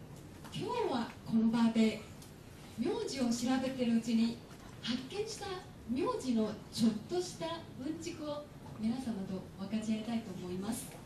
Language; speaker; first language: Japanese; non-native, fluent; Chinese